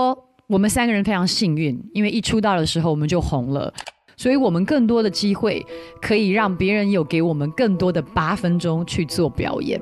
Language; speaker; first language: Chinese; native; Chinese